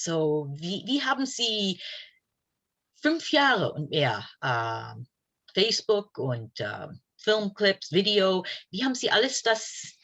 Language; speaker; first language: German; early bilingual, heritage; German